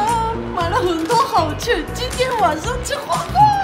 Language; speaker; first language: Chinese; non-native, learner; Armenian